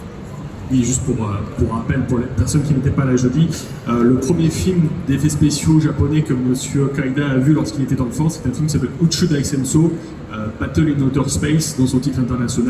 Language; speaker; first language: French; native; French